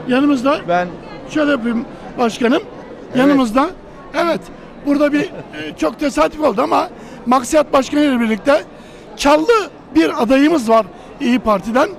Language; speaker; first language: Turkish; native; Turkish